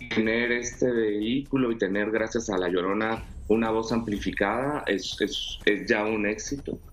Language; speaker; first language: Spanish; native; Spanish